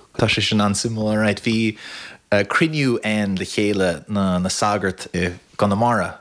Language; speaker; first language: Irish; non-native, fluent; English